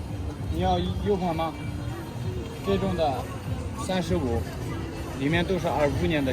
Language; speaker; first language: Chinese; non-native, local second language; Tibetan